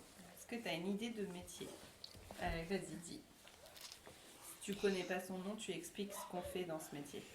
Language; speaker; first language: French; native; French